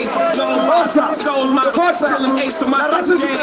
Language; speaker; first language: Italian; non-native, learner; English